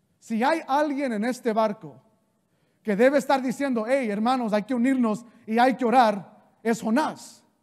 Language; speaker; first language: Spanish; early bilingual, heritage; Spanish